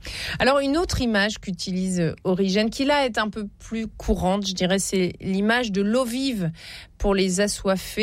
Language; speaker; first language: French; native; French